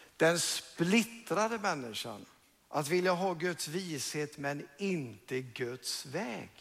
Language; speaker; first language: Swedish; non-native, fluent; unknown